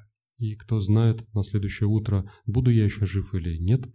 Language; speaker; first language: Russian; native; Russian